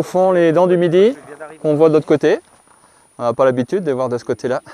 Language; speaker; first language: French; native; French